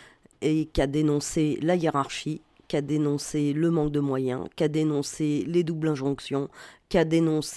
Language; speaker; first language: French; native; French